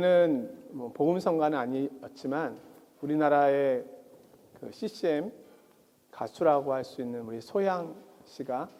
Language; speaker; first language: Korean; native; Korean